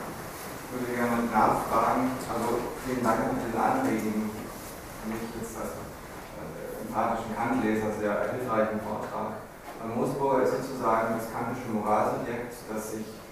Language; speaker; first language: German; native; German